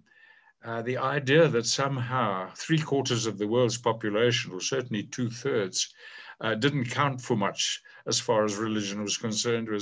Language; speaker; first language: English; native; English